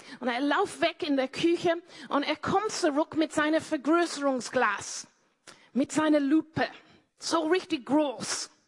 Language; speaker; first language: German; non-native, fluent; English